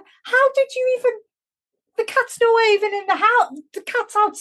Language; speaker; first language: English; native; English